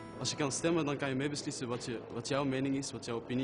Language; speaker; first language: Dutch; native; Dutch